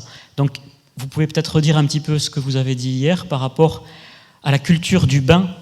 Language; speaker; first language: French; native; French